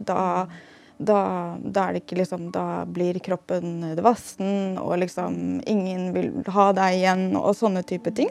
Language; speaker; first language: Norwegian; native; Norwegian